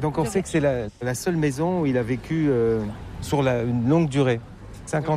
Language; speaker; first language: French; native; French